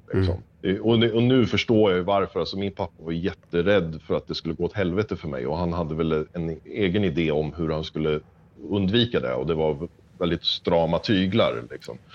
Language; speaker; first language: Swedish; native; Swedish